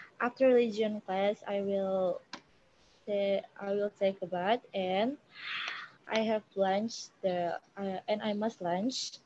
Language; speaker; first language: English; non-native, learner; Indonesian